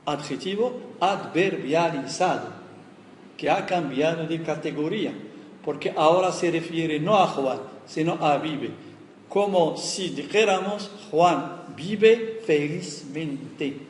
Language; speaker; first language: Spanish; non-native, fluent; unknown